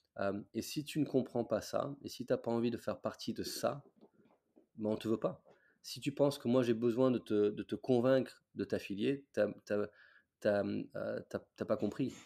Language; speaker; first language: French; non-native, fluent; English